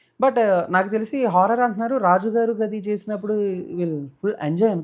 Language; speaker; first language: Telugu; native; Telugu